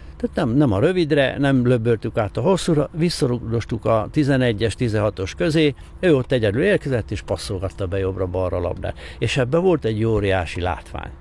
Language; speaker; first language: Hungarian; native; Hungarian